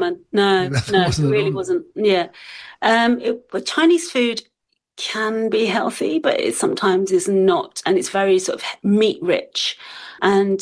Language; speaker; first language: English; native; English